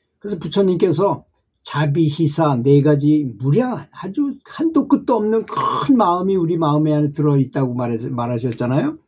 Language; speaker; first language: Korean; native; Korean